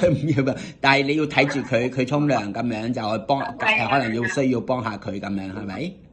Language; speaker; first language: Cantonese; native; Cantonese